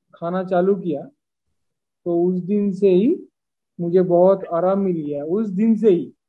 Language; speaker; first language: Hindi; non-native, local second language; Bangla